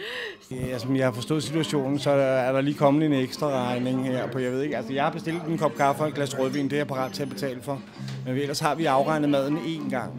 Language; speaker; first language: Danish; native; Danish